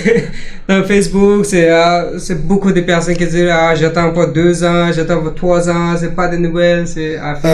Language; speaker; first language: French; non-native, learner; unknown